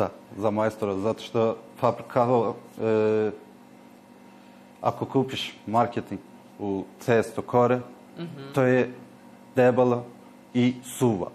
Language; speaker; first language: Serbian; non-native, learner; Turkish